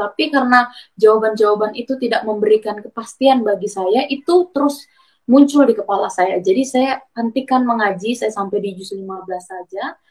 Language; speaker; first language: Indonesian; native; Indonesian